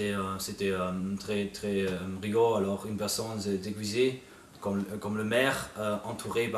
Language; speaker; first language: French; non-native, fluent; German